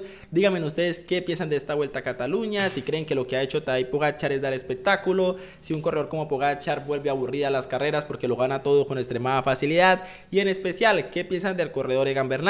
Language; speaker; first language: Spanish; native; Spanish